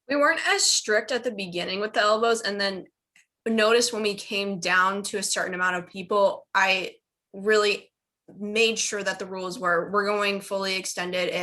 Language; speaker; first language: English; native; English